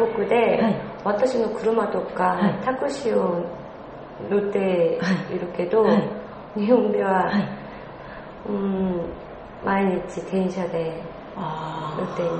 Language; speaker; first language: Japanese; non-native, learner; Korean